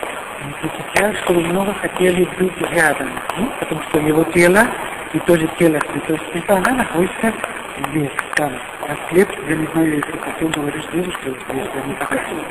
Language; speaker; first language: Russian; non-native, learner; Italian